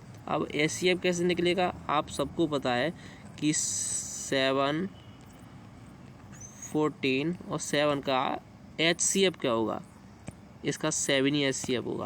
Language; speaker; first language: Hindi; native; Hindi